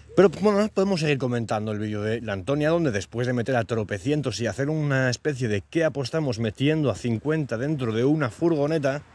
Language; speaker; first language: Spanish; native; Spanish